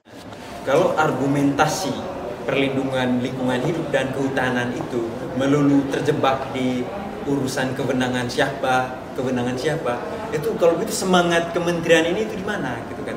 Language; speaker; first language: Indonesian; native; Indonesian